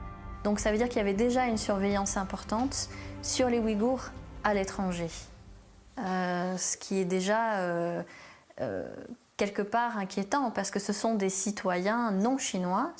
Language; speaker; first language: French; native; French